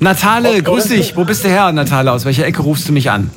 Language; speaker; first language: German; native; German